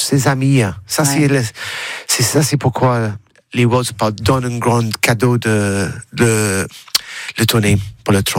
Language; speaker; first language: French; non-native, learner; English